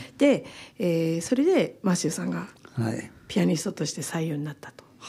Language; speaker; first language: Japanese; native; Japanese